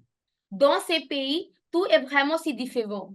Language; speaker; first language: French; non-native, fluent; Punjabi